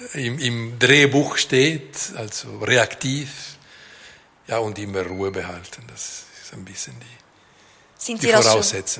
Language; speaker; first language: German; non-native, local second language; French